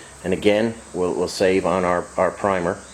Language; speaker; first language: English; native; English